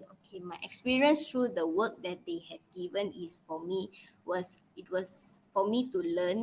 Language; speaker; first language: English; non-native, local second language; Malay